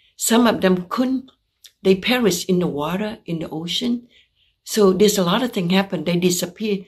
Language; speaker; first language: English; non-native, fluent; Vietnamese